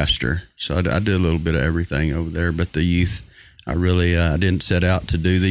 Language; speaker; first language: English; native; English